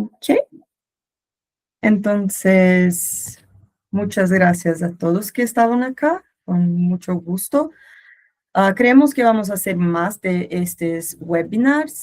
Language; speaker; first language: Spanish; non-native, learner; Portuguese